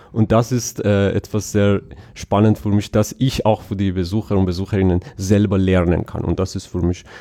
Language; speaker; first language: German; non-native, fluent; Persian